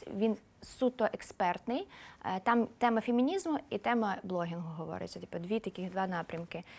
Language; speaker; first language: Ukrainian; non-native, local second language; Russian